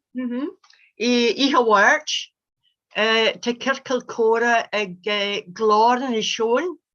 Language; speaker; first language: Irish; non-native, local second language; English